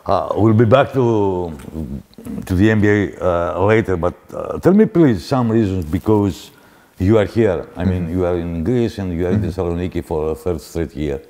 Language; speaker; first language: English; non-native, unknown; Greek